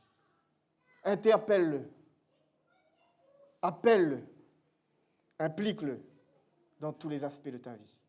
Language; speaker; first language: French; native; French